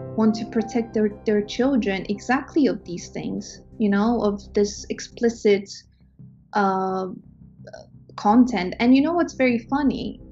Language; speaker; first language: English; non-native, fluent; Romanian